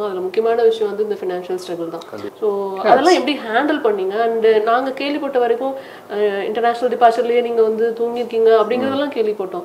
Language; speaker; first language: Tamil; native; Tamil